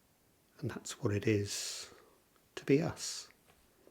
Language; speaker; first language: English; native; English